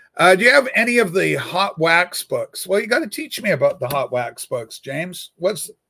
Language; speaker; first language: English; native; English